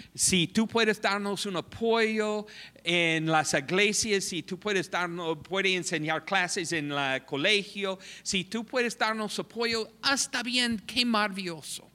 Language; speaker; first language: Spanish; non-native, learner; English